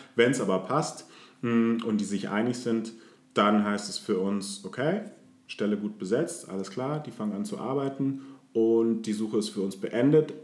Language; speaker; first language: German; native; German